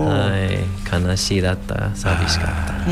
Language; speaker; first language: Japanese; non-native, fluent; English